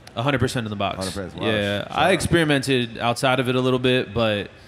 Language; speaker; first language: English; native; English